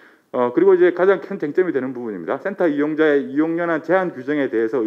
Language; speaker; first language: Korean; native; Korean